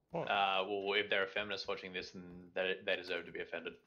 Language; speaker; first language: English; native; English